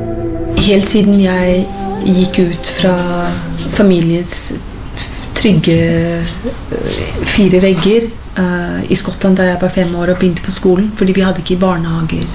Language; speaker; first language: Norwegian; non-native, fluent; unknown